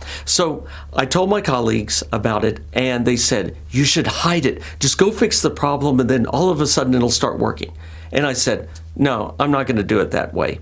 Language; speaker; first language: English; native; English